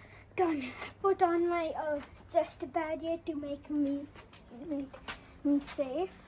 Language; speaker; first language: English; early bilingual, other home language; Hindi